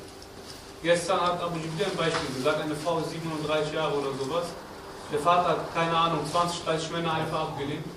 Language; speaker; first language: German; non-native, learner; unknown